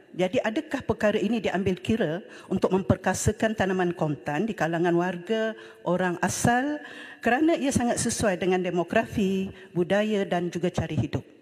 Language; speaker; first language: Malay; native; Malay